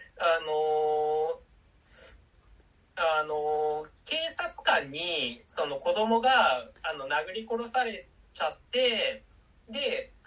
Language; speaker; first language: Japanese; native; Japanese